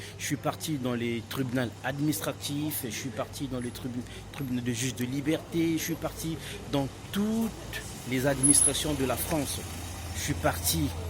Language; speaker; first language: French; non-native, local second language; Lingala